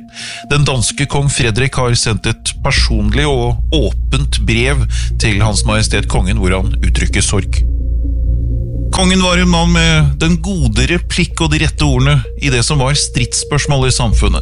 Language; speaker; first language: Norwegian; native; Norwegian